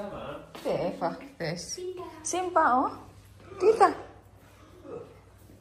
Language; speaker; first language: Swedish; non-native, learner; Filipino